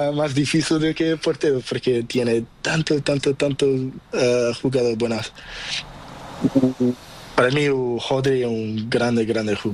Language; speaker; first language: Spanish; non-native, learner; Portuguese